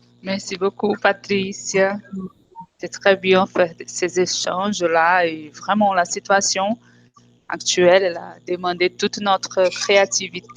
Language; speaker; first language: French; non-native, fluent; Portuguese